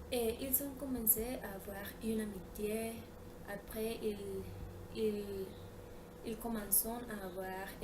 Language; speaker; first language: French; non-native, learner; Spanish